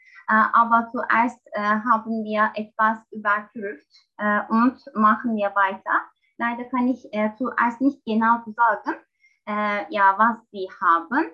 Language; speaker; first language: German; non-native, learner; Turkish